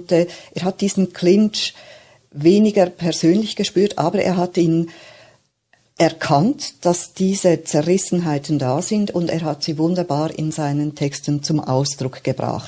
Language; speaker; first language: German; native; German